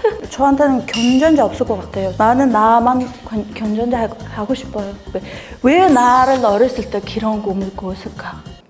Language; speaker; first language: Korean; non-native, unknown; Mongolian